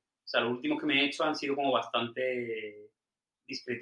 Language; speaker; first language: Spanish; native; Spanish